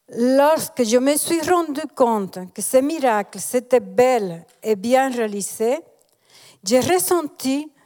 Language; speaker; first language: French; non-native, fluent; Spanish